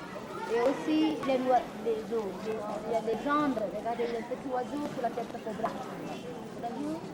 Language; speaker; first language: French; non-native, fluent; Nepali